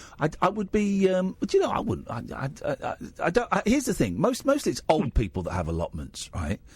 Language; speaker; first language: English; native; English